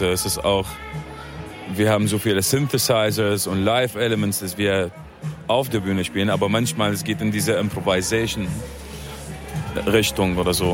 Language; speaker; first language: German; non-native, fluent; Arabic